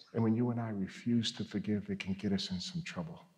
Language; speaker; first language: English; native; English